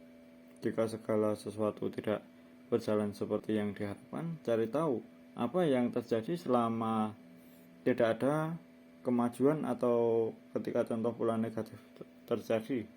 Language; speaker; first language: Indonesian; native; Indonesian